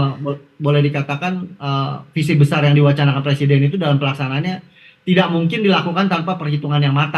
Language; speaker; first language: Indonesian; native; Indonesian